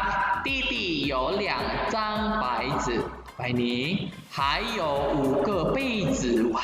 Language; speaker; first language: Chinese; non-native, fluent; Indonesian